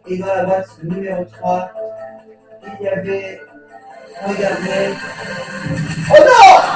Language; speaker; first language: French; native; French